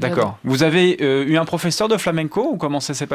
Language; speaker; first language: French; native; French